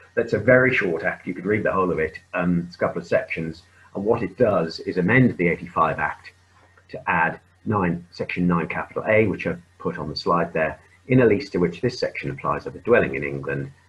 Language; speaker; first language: English; native; English